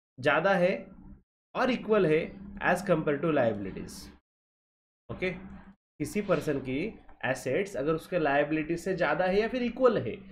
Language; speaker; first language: Hindi; non-native, local second language; Marathi